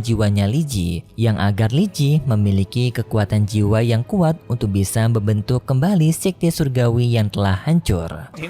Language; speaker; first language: Indonesian; native; Indonesian